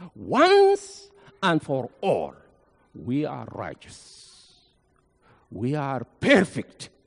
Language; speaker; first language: English; non-native, fluent; Arabic